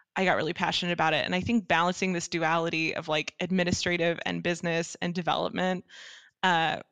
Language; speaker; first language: English; native; English